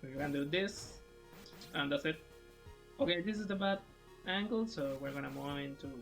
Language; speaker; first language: English; non-native, fluent; Spanish